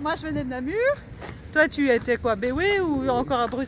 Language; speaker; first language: French; native; French